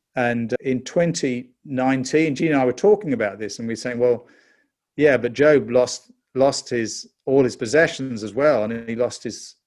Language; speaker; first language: English; native; English